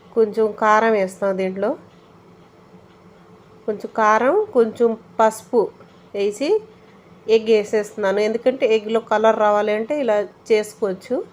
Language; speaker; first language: Telugu; native; Telugu